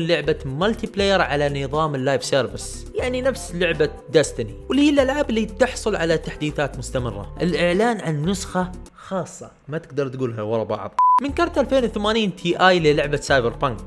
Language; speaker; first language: Arabic; native; Arabic